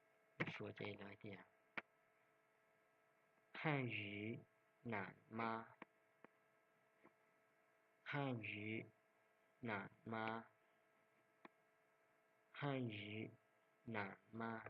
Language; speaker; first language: Chinese; non-native, fluent; Hmong